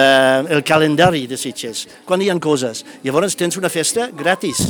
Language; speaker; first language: Catalan; non-native, fluent; English